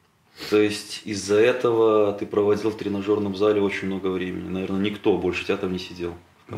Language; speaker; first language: Russian; native; Russian